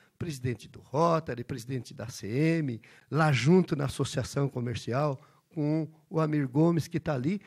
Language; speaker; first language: Portuguese; early bilingual, other home language; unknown